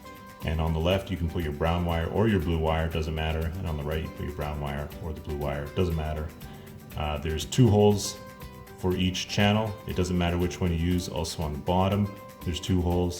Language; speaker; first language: English; native; English